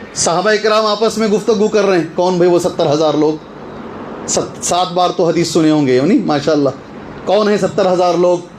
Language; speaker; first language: Urdu; native; Urdu